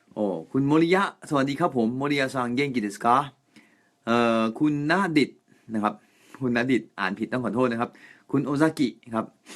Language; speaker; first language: Thai; non-native, fluent; Japanese